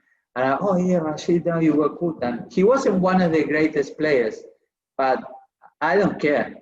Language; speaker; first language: English; non-native, fluent; Spanish